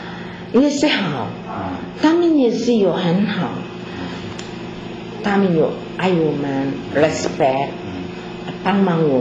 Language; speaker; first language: Chinese; non-native, learner; Filipino